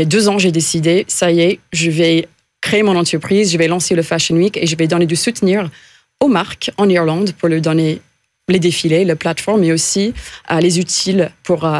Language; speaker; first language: French; non-native, fluent; English